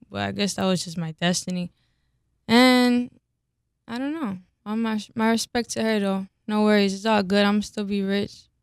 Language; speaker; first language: English; early bilingual, other home language; Spanish